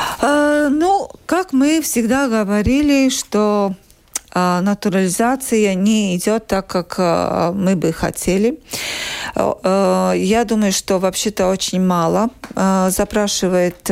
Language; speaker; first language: Russian; non-native, local second language; Latvian